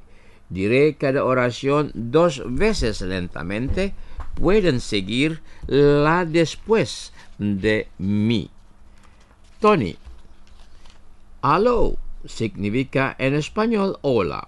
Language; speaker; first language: Spanish; non-native, fluent; Indonesian